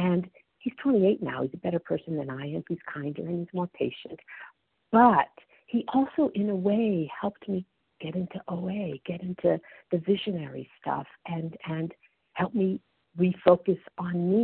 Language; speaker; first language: English; native; English